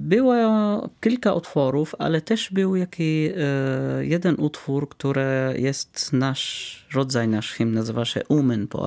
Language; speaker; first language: Polish; non-native, fluent; Arabic